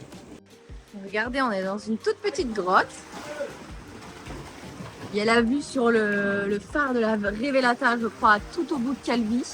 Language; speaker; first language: French; native; French